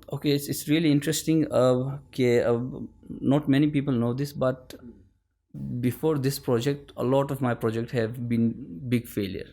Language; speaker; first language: English; non-native, local second language; Urdu